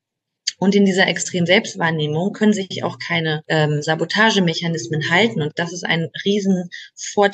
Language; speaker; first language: German; native; German